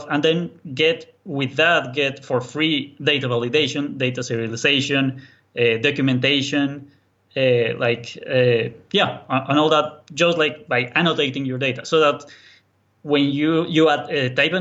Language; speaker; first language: English; non-native, fluent; Spanish